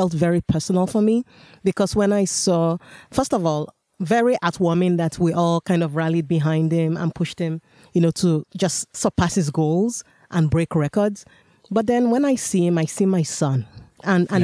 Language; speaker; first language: English; non-native, local second language; Yoruba